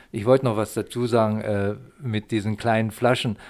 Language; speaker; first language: German; native; German